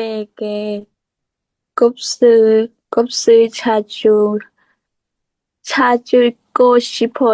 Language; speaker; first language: Korean; non-native, learner; Lao